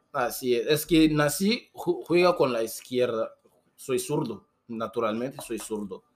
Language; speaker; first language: Spanish; non-native, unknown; Susu